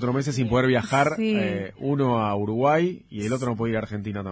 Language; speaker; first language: Spanish; native; Spanish